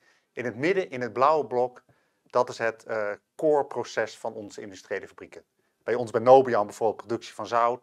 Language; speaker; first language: Dutch; native; Dutch